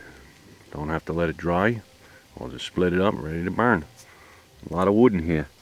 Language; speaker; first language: English; native; English